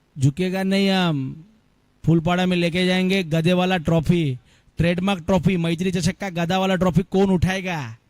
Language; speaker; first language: Hindi; non-native, local second language; Marathi